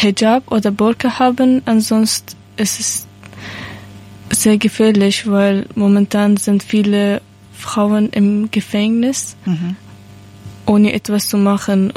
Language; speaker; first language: German; non-native, learner; Persian